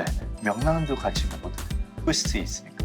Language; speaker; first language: Korean; early bilingual, heritage; English